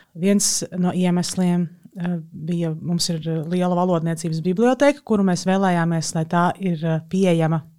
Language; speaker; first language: Latvian; native; Latvian